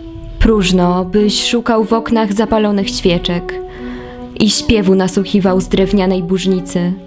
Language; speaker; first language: Polish; native; Polish